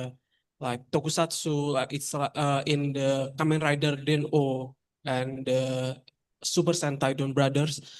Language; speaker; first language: English; non-native, fluent; Indonesian